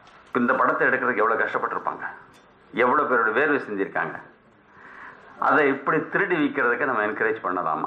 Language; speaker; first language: Tamil; native; Tamil